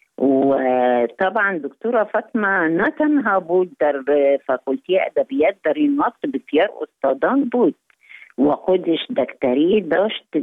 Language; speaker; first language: Persian; non-native, fluent; Arabic